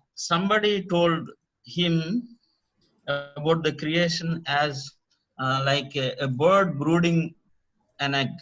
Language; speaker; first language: English; non-native, local second language; Telugu